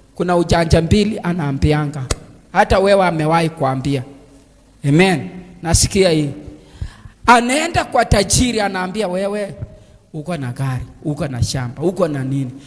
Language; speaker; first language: Swahili; non-native, local second language; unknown